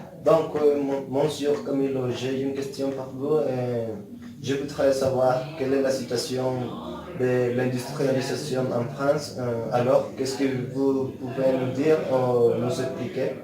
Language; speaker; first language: French; non-native, learner; Spanish